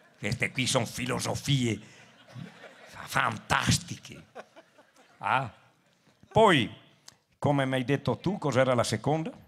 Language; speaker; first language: Italian; native; Italian